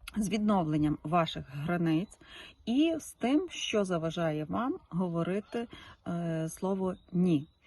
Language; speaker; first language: Ukrainian; non-native, local second language; Russian